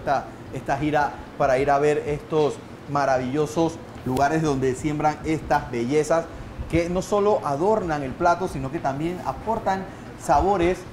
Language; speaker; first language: Spanish; native; Spanish